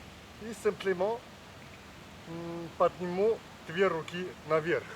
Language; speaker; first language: Russian; non-native, learner; Chinese